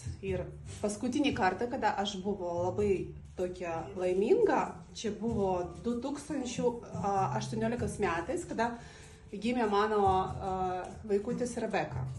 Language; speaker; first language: Lithuanian; non-native, learner; Russian